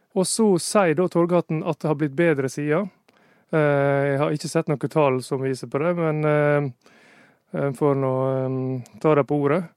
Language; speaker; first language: Norwegian; native; Norwegian